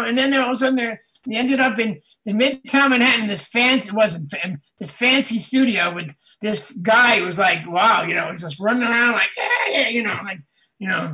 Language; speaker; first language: English; native; English